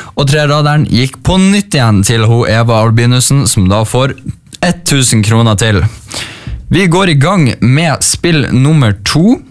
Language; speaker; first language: Norwegian; native; Norwegian